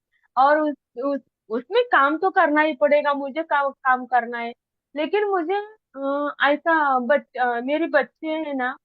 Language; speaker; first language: Hindi; non-native, local second language; Marathi